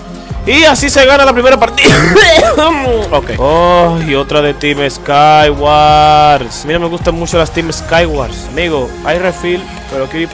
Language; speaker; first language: Spanish; native; Spanish